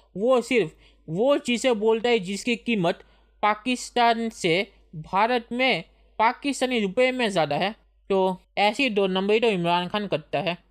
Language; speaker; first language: Hindi; native; Hindi